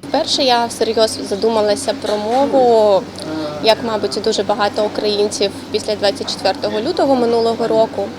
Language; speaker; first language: Ukrainian; non-native, local second language; Russian